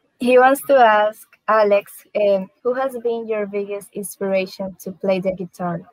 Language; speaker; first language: English; non-native, learner; Spanish